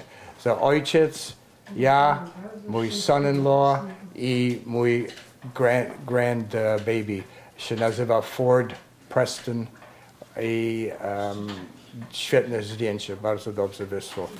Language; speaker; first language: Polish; early bilingual, heritage; Polish